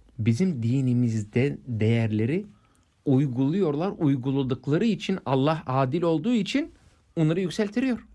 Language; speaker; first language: Turkish; non-native, fluent; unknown